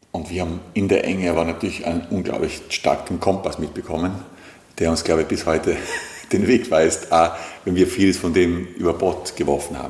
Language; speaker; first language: German; native; German